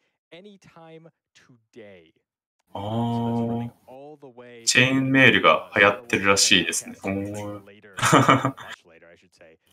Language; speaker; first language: Japanese; native; Japanese